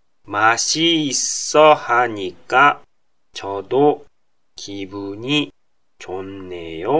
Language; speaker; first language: Korean; non-native, fluent; Japanese